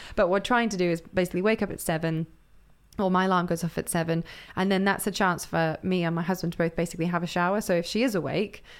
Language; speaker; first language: English; native; English